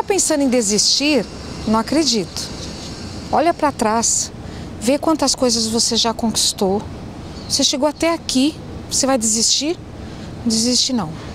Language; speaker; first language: Portuguese; native; Portuguese